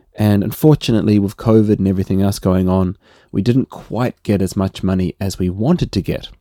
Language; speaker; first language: English; native; English